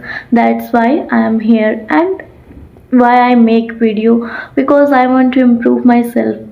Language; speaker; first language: English; non-native, learner; Odia